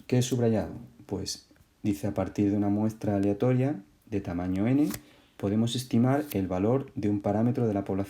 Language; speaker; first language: Spanish; native; Spanish